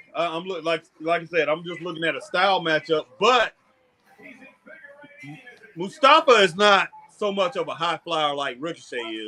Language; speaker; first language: English; native; English